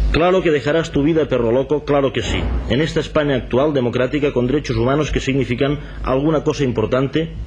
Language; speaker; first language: Spanish; non-native, local second language; Catalan